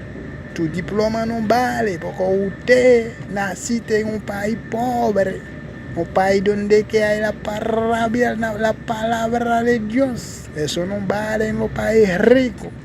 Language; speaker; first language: Spanish; non-native, fluent; Haitian Creole